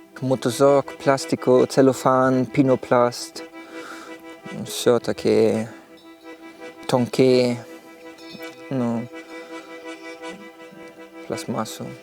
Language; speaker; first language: Ukrainian; non-native, learner; German